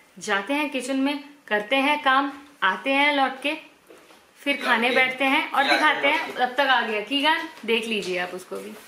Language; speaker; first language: Hindi; non-native, local second language; Bangla